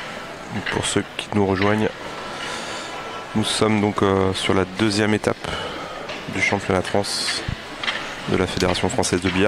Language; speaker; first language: French; native; French